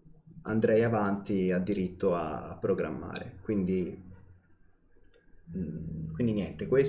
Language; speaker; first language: Italian; native; Italian